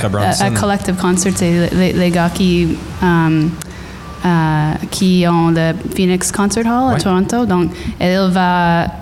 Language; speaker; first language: French; non-native, learner; English